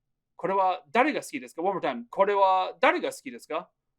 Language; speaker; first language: Japanese; non-native, fluent; English